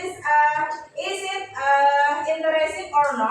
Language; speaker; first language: English; non-native, learner; Indonesian